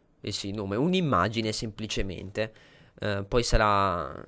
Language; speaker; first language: Italian; native; Italian